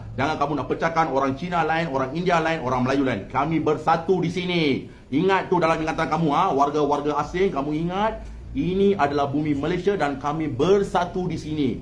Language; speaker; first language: Malay; native; Malay